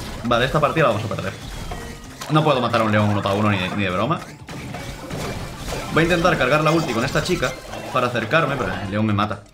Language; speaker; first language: Spanish; native; Spanish